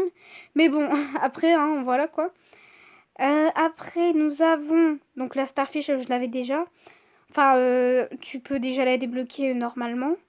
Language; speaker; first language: French; native; French